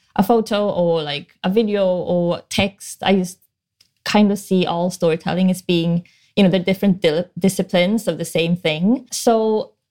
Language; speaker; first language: English; non-native, fluent; Swedish